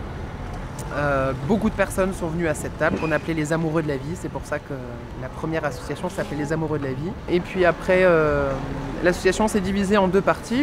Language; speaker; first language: French; native; French